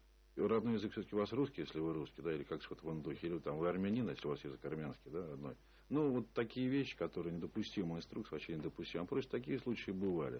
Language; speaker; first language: Russian; native; Russian